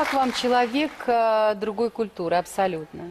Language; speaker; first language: Russian; native; Russian